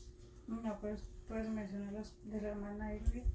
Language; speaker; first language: Spanish; native; Spanish